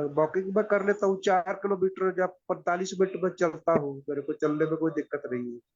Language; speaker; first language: Hindi; non-native, local second language; Punjabi